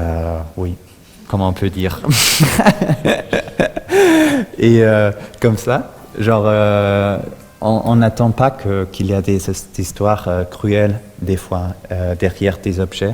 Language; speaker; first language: French; non-native, fluent; German